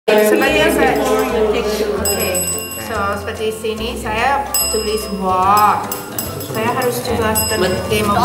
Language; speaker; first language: Indonesian; non-native, learner; English